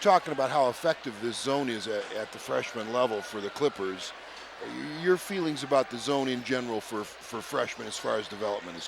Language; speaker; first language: English; native; English